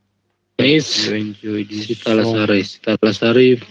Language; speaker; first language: English; non-native, learner; Indonesian